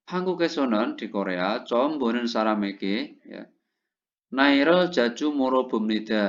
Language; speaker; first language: Korean; non-native, fluent; Indonesian